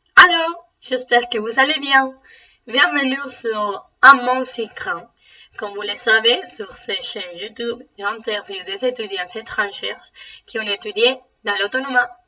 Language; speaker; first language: French; non-native, learner; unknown